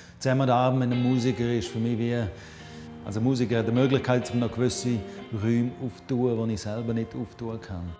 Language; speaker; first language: German; non-native, local second language; Romansh